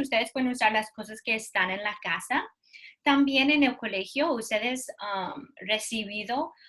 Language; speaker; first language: Spanish; non-native, learner; English